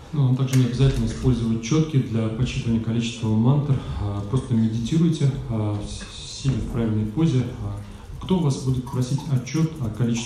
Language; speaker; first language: Russian; native; Russian